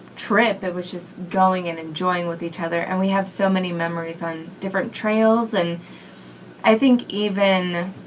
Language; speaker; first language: English; native; English